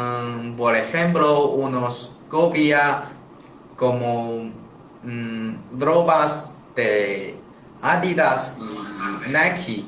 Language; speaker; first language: Spanish; non-native, learner; Chinese